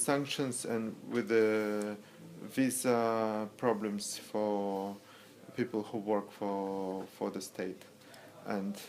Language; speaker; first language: English; non-native, learner; Russian